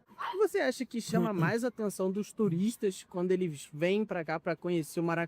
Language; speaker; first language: Portuguese; native; Portuguese